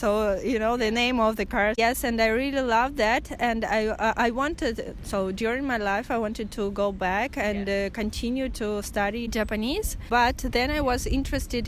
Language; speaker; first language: English; non-native, fluent; Russian